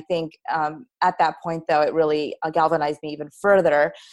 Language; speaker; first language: English; native; English